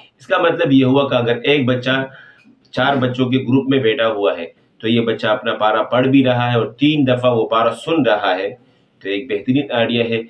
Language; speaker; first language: Urdu; non-native, local second language; Pashto